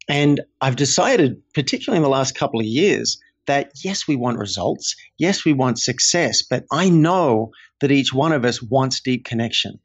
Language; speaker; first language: English; native; English